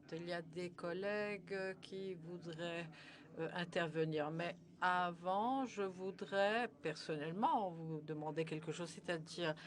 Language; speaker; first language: French; non-native, fluent; Italian